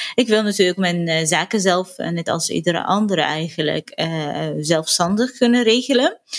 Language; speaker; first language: Dutch; non-native, fluent; Arabic